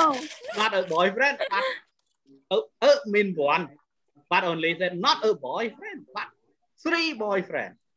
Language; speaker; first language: English; non-native, fluent; Khmer